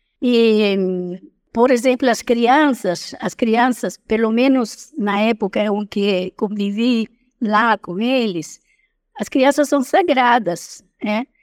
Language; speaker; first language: Portuguese; non-native, fluent; Italian